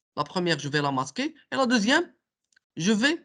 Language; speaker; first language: French; non-native, local second language; Arabic